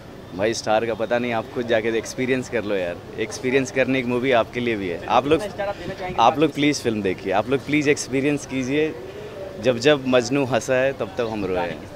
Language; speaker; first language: Hindi; native; Hindi